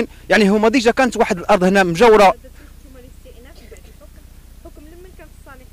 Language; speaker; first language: Arabic; native; Arabic